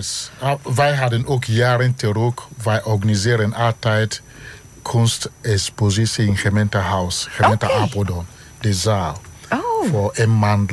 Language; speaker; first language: Dutch; non-native, learner; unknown